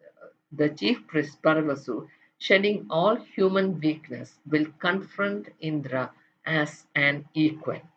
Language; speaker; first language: English; non-native, local second language; Malayalam